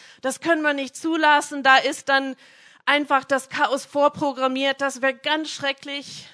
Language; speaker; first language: German; non-native, fluent; English